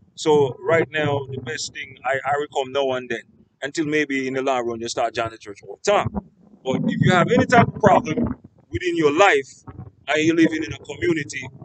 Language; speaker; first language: English; native; English